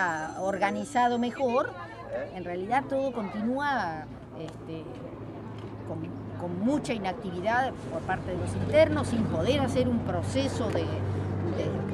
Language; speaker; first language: Spanish; native; Spanish